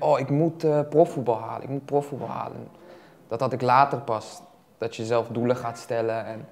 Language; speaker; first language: Dutch; native; Dutch